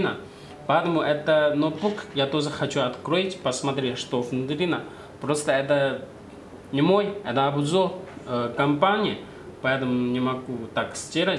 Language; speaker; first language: Russian; non-native, learner; Chinese